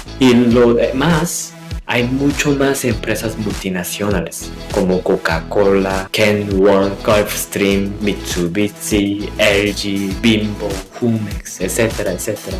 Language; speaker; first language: Spanish; non-native, fluent; Korean